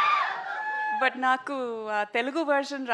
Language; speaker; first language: Telugu; non-native, local second language; Tamil